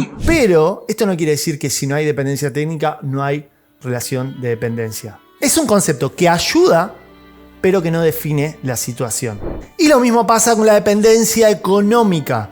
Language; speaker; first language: Spanish; native; Spanish